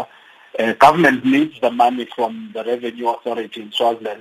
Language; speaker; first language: English; non-native, local second language; Swati